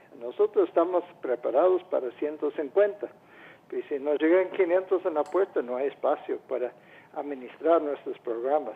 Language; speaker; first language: Spanish; non-native, fluent; English